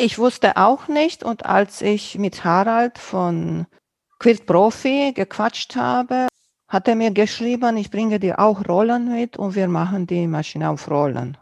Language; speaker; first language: German; non-native, fluent; Romanian